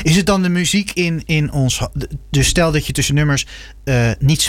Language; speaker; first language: Dutch; native; Dutch